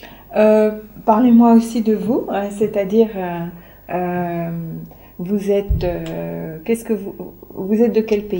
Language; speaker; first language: French; native; French